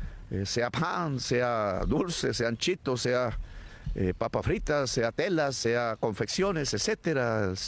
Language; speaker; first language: Spanish; native; Spanish